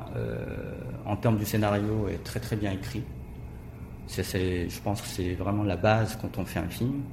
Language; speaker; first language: French; non-native, fluent; Korean